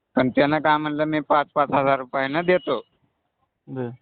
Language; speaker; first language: Marathi; native; Marathi